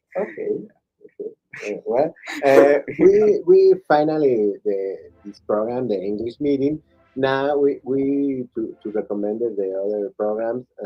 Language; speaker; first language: English; non-native, learner; Spanish